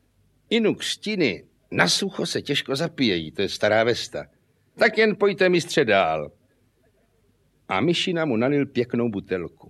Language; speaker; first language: Czech; native; Czech